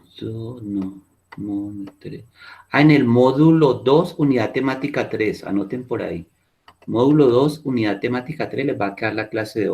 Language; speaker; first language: Spanish; native; Spanish